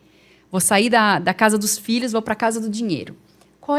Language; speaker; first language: Portuguese; native; Portuguese